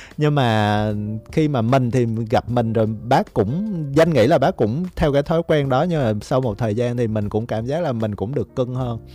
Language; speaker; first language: Vietnamese; native; Vietnamese